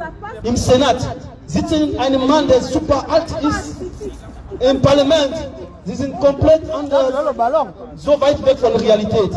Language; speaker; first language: German; non-native, learner; French